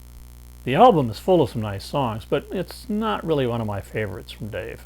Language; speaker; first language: English; native; English